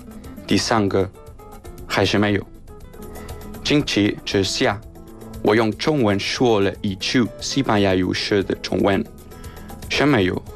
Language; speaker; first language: Chinese; non-native, fluent; Spanish